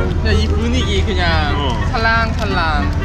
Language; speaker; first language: Korean; native; Korean